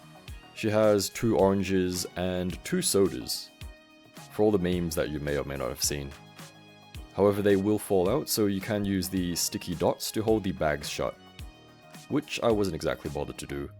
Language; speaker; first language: English; native; English